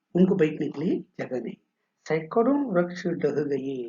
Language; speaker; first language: Hindi; non-native, local second language; Kannada